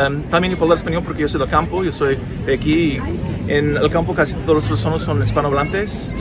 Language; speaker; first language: Portuguese; non-native, learner; English